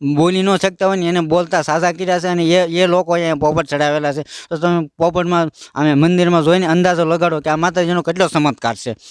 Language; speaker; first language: Gujarati; native; Gujarati